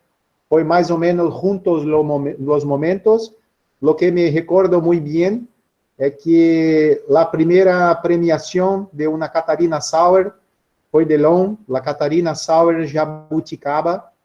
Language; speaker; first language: Spanish; non-native, learner; Portuguese